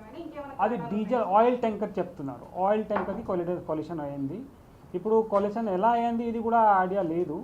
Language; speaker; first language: Telugu; non-native, local second language; Hindi